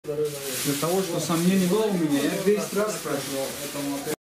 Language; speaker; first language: Russian; non-native, learner; Tajik